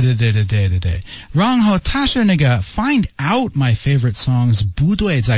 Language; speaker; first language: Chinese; non-native, learner; English